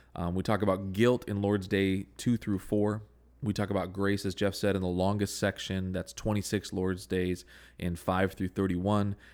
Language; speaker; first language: English; native; English